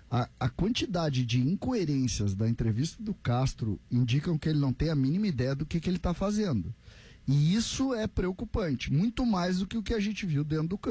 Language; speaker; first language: Portuguese; native; Portuguese